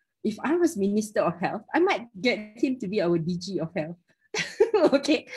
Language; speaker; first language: English; non-native, local second language; Malay